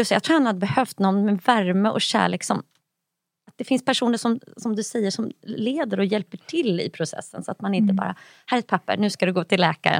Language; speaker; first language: Swedish; native; Swedish